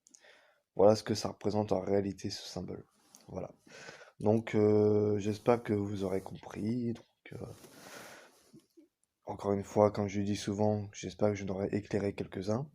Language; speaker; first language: French; native; French